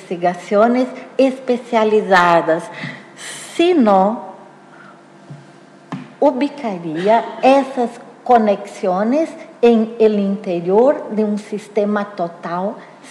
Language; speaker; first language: Spanish; non-native, fluent; Portuguese